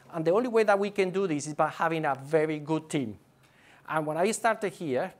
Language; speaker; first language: English; non-native, fluent; Spanish